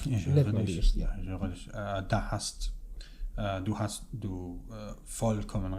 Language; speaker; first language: German; non-native, fluent; Kurdish